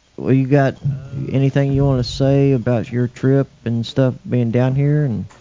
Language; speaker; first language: English; native; English